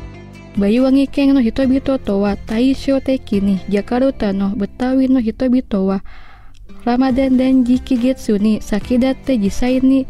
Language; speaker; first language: Japanese; non-native, fluent; Indonesian